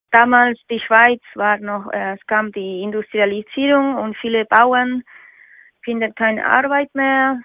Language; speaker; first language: German; non-native, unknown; Spanish